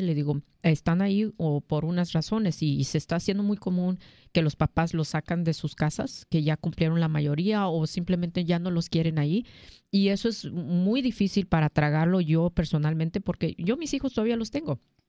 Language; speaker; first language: Spanish; early bilingual, heritage; Spanish